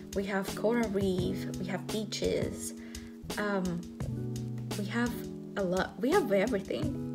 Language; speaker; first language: English; non-native, fluent; Spanish